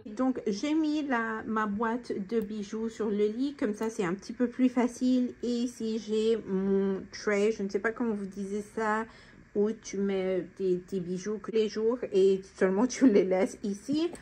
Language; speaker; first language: French; non-native, fluent; Spanish